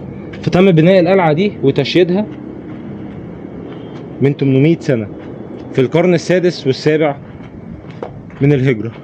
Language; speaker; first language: Arabic; native; Arabic